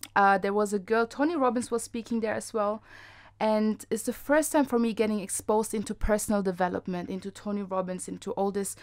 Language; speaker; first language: English; non-native, fluent; German